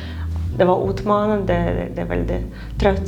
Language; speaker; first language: Swedish; non-native, fluent; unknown